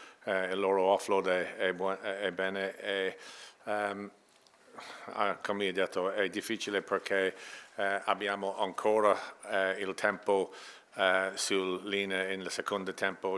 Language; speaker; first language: Italian; non-native, learner; English